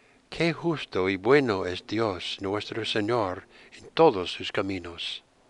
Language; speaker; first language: Spanish; non-native, fluent; English